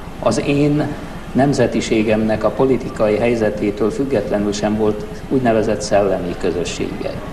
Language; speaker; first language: Hungarian; non-native, local second language; German